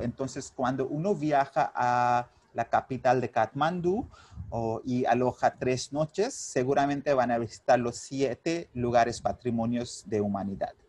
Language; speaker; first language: Spanish; non-native, fluent; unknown